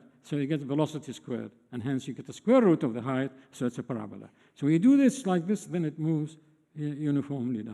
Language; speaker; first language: English; non-native, fluent; Arabic